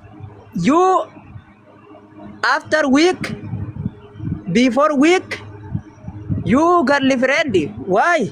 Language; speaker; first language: English; non-native, learner; Oromo